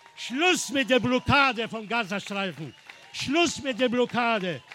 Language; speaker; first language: German; non-native, fluent; Arabic